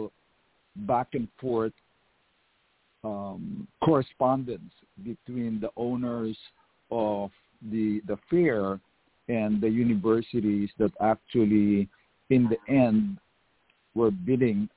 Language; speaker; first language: English; non-native, local second language; Filipino